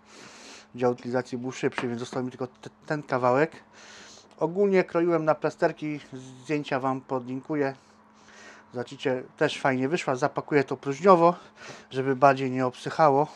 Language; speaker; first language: Polish; native; Polish